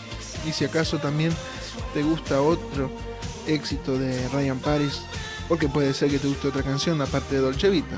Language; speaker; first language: Spanish; native; Spanish